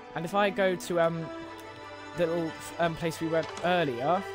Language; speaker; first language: English; native; English